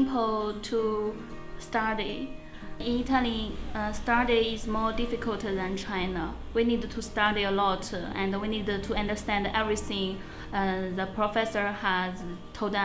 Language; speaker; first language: English; non-native, learner; Chinese